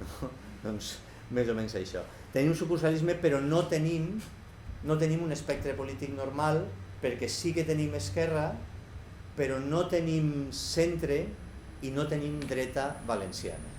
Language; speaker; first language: Catalan; native; Catalan